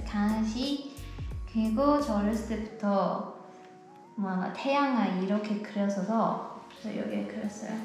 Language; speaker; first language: Korean; non-native, learner; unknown